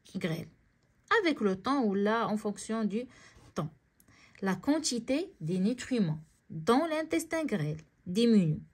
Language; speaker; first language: French; non-native, local second language; Arabic